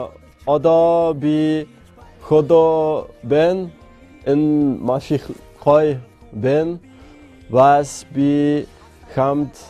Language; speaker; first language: Mongolian; non-native, learner; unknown